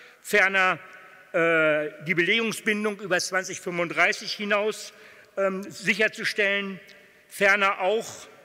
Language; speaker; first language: German; native; German